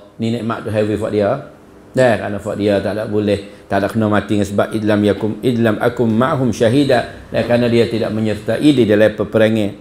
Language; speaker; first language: Malay; native; Malay